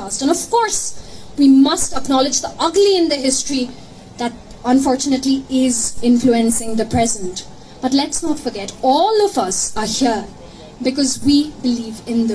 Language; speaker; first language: English; non-native, local second language; Bangla